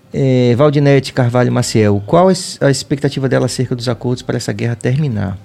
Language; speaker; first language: Portuguese; native; Portuguese